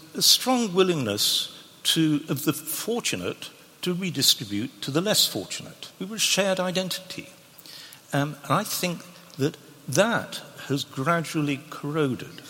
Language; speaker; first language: English; native; English